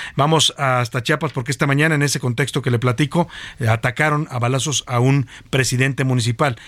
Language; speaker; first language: Spanish; native; Spanish